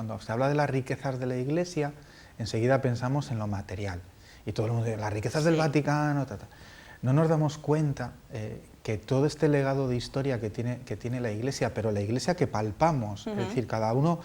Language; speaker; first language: Spanish; native; Spanish